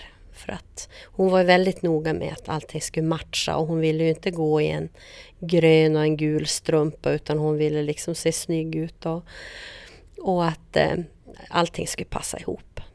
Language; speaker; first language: Swedish; native; Swedish